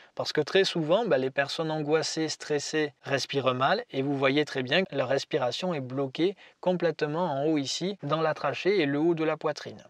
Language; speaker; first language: French; native; French